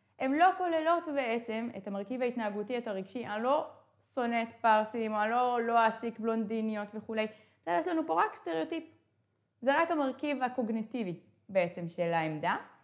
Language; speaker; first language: Hebrew; native; Hebrew